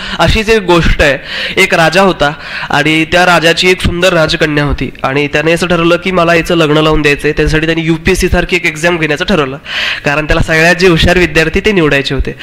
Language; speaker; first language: Marathi; non-native, local second language; Urdu